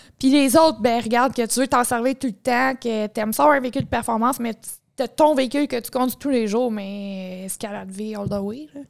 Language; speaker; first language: French; native; French